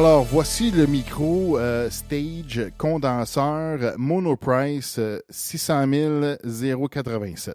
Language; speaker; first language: French; native; French